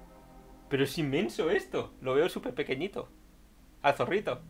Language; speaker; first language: Spanish; native; Spanish